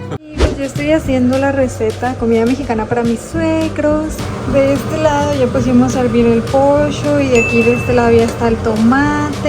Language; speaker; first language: Spanish; native; Spanish